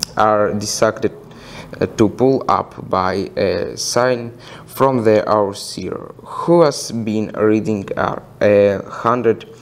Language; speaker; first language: English; non-native, fluent; Russian